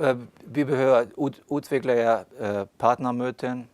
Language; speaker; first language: Swedish; non-native, fluent; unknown